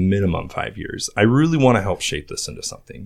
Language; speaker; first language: English; native; English